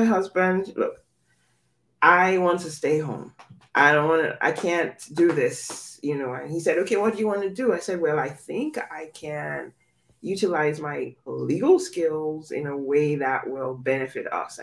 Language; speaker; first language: English; non-native, local second language; Yoruba